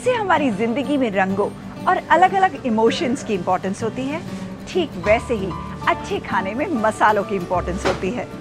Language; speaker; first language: Hindi; native; Hindi